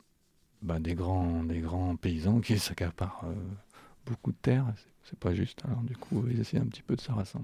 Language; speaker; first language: French; native; French